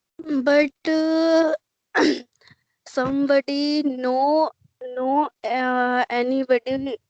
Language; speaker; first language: English; non-native, learner; Hindi